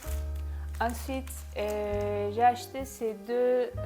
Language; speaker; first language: French; non-native, fluent; Turkish